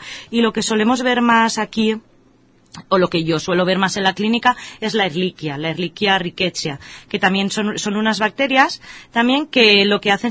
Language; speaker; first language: Spanish; native; Spanish